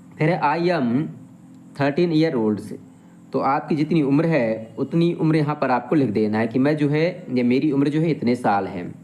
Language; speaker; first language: Hindi; native; Hindi